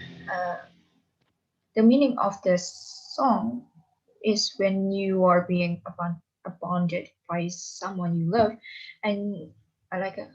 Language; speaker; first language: English; non-native, learner; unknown